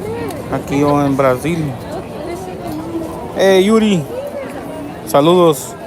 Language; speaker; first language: Spanish; early bilingual, heritage; Spanish